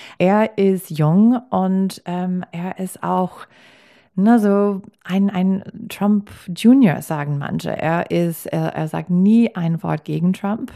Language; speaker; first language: German; non-native, fluent; English